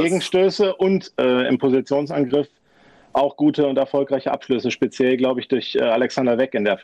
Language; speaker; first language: German; native; German